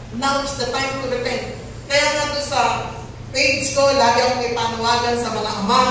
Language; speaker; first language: Filipino; native; Filipino